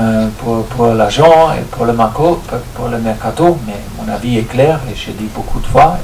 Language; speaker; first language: French; non-native, fluent; German